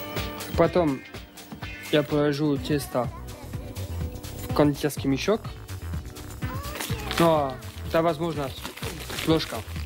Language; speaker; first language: Russian; non-native, learner; French